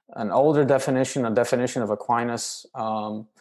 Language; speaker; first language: English; non-native, fluent; Romanian